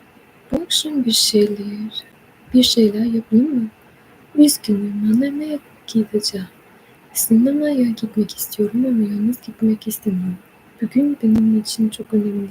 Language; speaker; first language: Turkish; non-native, learner; English